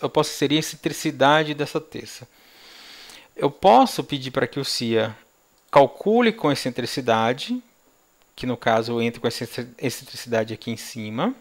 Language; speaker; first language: Portuguese; native; Portuguese